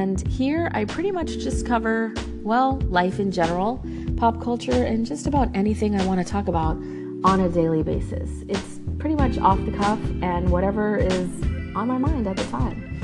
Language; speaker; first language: English; native; English